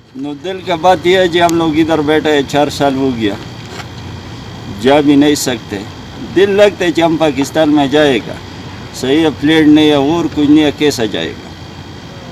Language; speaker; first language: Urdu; non-native, local second language; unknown